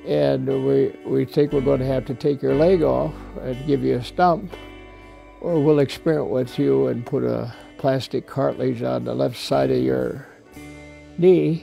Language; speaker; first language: English; native; English